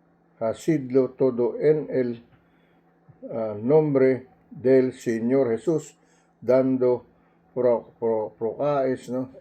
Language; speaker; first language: Spanish; non-native, learner; Filipino